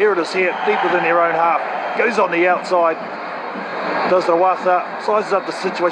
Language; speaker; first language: English; native; English